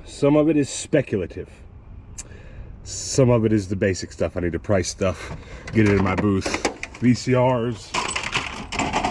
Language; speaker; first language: English; native; English